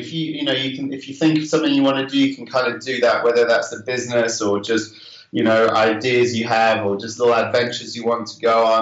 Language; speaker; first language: English; native; English